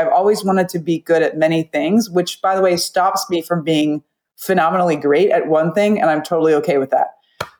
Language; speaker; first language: English; native; English